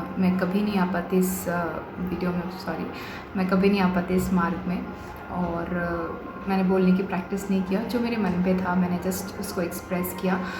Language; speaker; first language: Hindi; non-native, local second language; Bangla